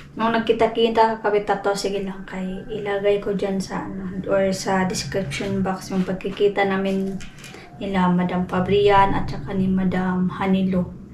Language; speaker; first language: Filipino; non-native, local second language; Cebuano